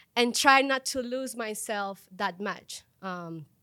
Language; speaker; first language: English; non-native, fluent; Spanish